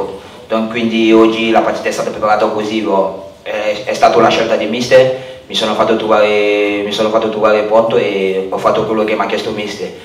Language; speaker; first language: Italian; non-native, fluent; French